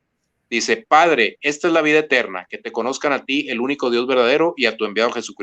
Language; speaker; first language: Spanish; native; Spanish